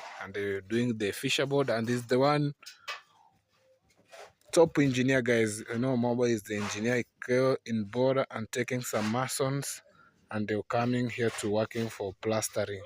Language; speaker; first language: English; non-native, learner; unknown